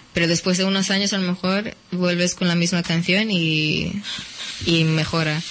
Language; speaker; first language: Spanish; non-native, fluent; English